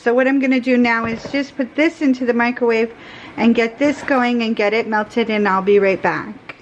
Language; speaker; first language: English; native; English